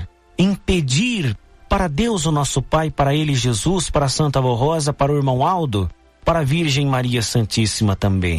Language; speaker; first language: Portuguese; native; Portuguese